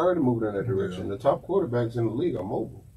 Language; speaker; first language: English; native; English